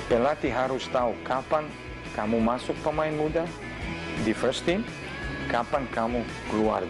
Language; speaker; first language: Indonesian; non-native, fluent; Serbian